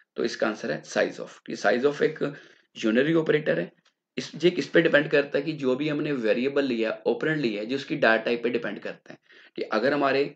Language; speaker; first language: Hindi; non-native, local second language; Punjabi